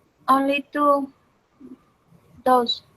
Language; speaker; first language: English; non-native, learner; Spanish